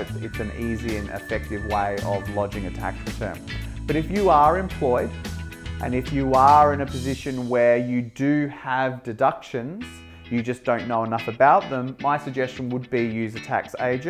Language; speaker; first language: English; native; English